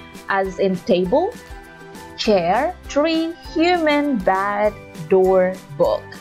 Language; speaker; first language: English; non-native, fluent; Indonesian